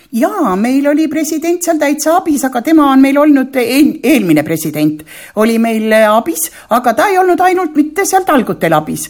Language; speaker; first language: Estonian; native; Estonian